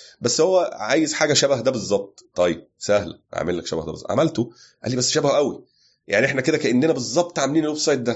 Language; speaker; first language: Arabic; native; Arabic